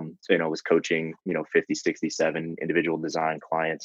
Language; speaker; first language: English; native; English